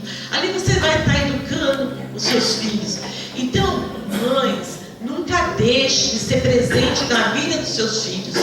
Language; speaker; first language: Portuguese; native; Portuguese